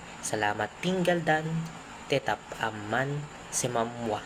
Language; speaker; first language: Indonesian; non-native, learner; Filipino